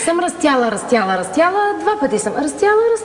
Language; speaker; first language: Bulgarian; native; Bulgarian